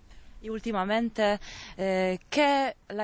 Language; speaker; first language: Spanish; non-native, learner; Polish